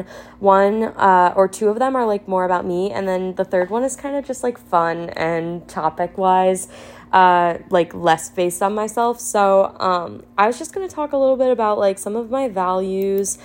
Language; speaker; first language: English; native; English